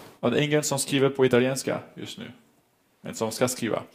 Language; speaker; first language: Swedish; non-native, fluent; French